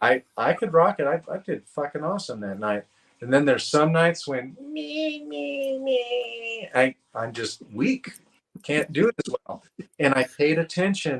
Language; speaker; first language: English; native; English